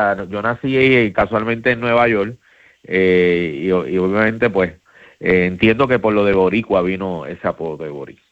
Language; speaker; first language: Spanish; native; Spanish